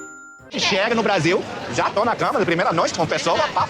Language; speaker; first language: Portuguese; non-native, learner; English